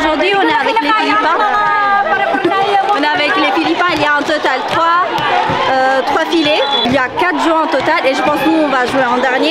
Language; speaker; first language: French; early bilingual, other home language; Filipino